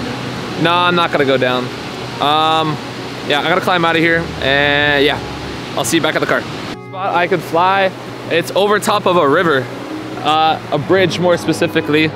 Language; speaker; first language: English; native; English